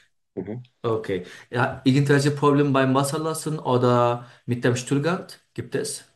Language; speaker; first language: German; non-native, learner; Turkish